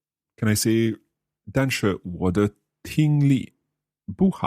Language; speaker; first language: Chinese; non-native, learner; English